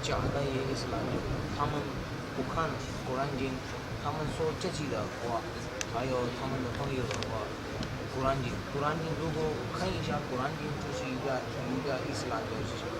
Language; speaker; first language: Chinese; non-native, learner; Punjabi